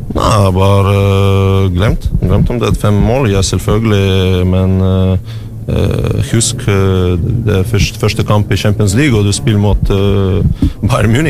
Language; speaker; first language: Norwegian; non-native, learner; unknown